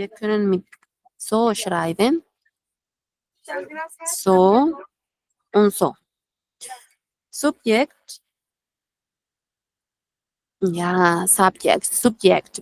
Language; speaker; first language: German; non-native, fluent; Spanish